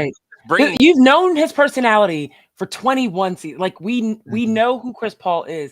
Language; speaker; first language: English; native; English